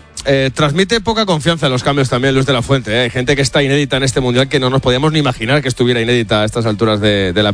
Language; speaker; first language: Spanish; native; Spanish